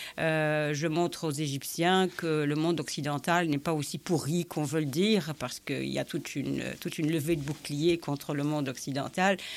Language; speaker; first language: French; non-native, fluent; Arabic